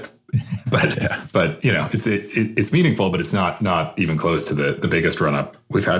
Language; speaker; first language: English; native; English